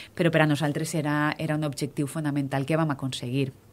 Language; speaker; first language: Catalan; native; Catalan